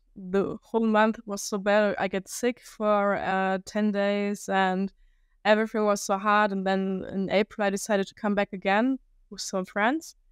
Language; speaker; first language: English; non-native, fluent; German